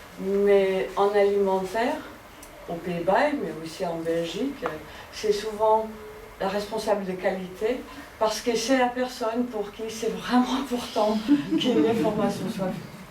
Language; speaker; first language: French; non-native, fluent; Dutch